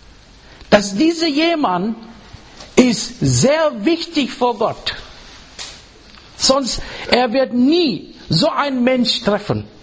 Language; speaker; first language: German; non-native, fluent; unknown